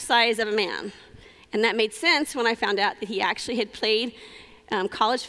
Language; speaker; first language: English; native; English